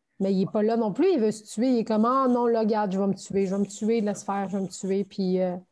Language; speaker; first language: French; early bilingual, other home language; Turkish